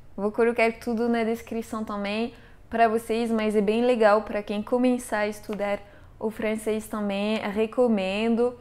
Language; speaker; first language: Portuguese; non-native, fluent; French